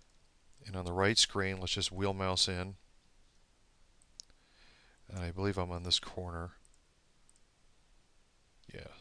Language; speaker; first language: English; native; English